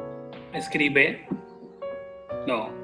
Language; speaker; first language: Spanish; non-native, fluent; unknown